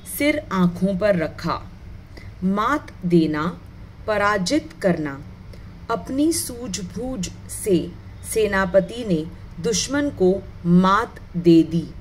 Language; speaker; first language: Hindi; non-native, local second language; Marathi